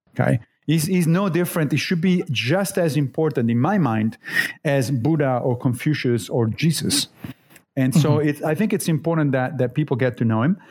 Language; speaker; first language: English; non-native, fluent; Italian